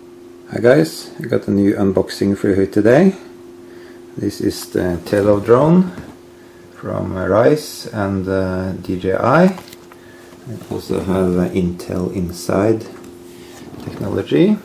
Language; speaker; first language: English; non-native, fluent; Norwegian